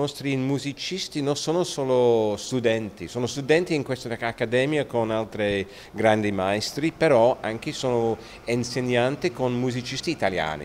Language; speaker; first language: Italian; non-native, fluent; English